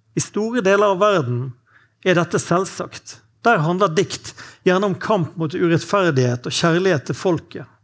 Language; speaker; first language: Norwegian; native; Norwegian